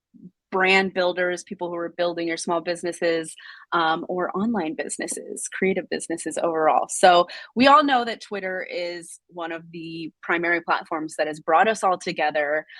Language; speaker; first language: English; native; English